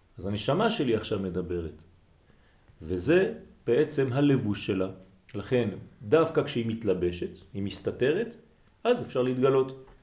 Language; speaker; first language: Hebrew; non-native, fluent; French